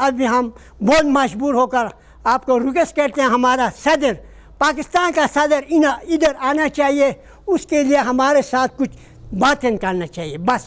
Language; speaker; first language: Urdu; non-native, local second language; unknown